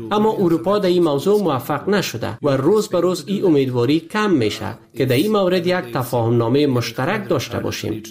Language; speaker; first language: Persian; native; Persian